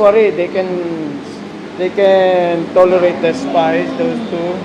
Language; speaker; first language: English; non-native, local second language; Filipino